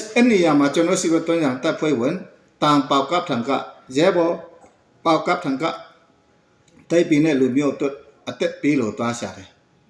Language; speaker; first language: Burmese; non-native, local second language; Hakha Chin